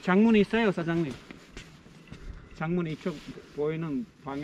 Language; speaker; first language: Korean; non-native, fluent; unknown